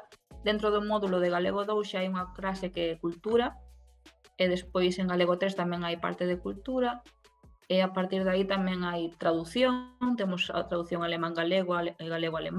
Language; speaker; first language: Galician; non-native, local second language; Spanish